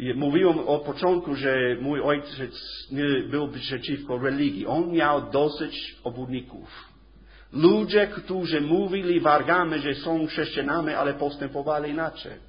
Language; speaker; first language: Polish; non-native, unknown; English